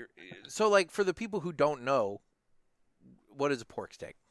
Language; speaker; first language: English; native; English